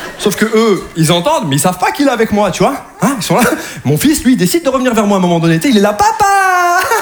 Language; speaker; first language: French; native; French